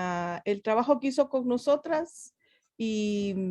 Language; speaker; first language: Spanish; native; Spanish